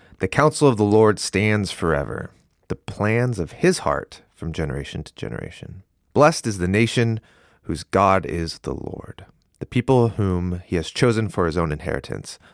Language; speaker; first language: English; native; English